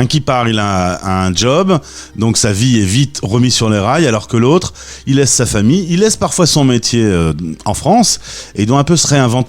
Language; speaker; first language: French; native; French